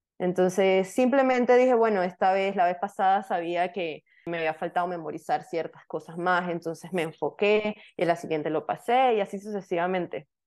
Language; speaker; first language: Spanish; native; Spanish